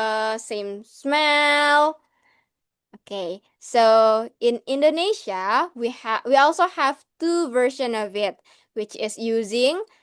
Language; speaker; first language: English; non-native, learner; Indonesian